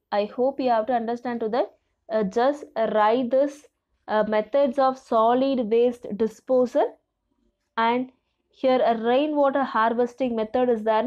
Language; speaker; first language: English; non-native, local second language; Tamil